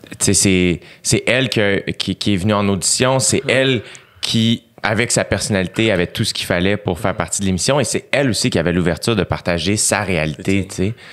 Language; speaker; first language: French; native; French